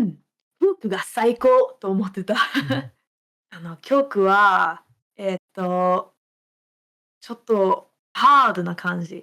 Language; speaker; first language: Japanese; non-native, fluent; English